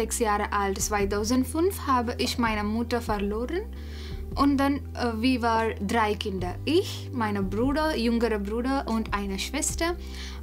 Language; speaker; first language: German; non-native, fluent; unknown